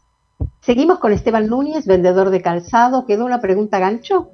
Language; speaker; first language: Spanish; native; Spanish